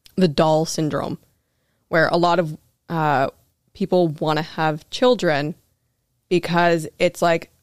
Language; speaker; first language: English; native; English